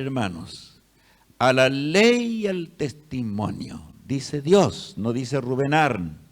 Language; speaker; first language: Spanish; native; Spanish